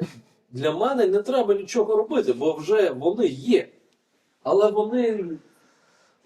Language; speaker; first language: Ukrainian; non-native, fluent; Lithuanian